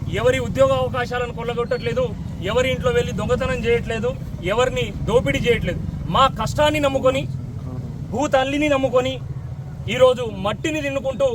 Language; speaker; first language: Telugu; non-native, local second language; Lambadi